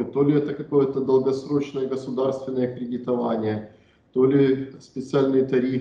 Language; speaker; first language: Russian; native; Russian